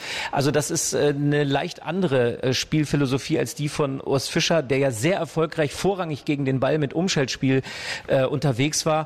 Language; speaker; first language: German; native; German